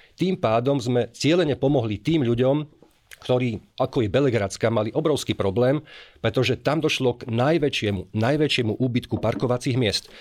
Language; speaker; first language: Slovak; native; Slovak